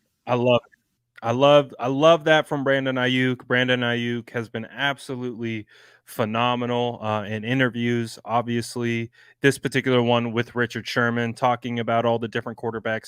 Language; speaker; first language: English; native; English